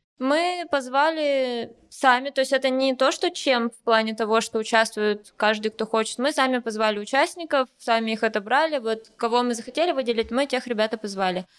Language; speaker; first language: Russian; native; Russian